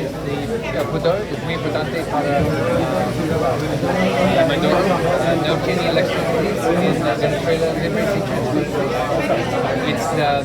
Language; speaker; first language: Spanish; non-native, learner; English